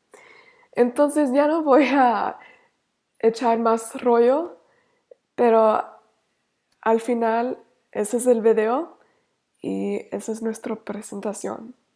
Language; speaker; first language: Spanish; non-native, learner; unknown